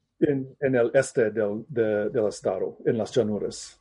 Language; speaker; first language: Spanish; non-native, learner; English